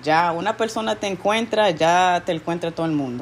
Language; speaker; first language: Spanish; early bilingual, heritage; Spanish